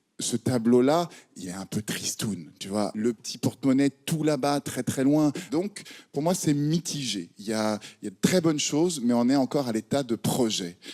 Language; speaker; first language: French; native; French